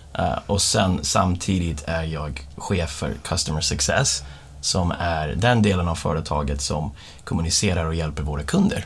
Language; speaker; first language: Swedish; non-native, fluent; English